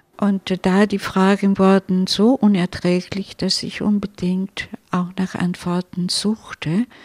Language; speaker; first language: German; non-native, fluent; Italian